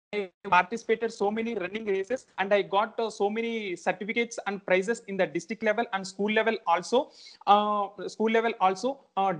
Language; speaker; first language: English; non-native, local second language; Telugu